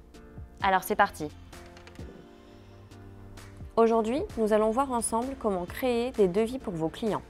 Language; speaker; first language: French; native; French